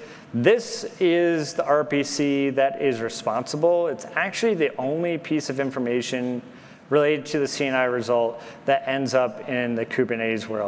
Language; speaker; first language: English; native; English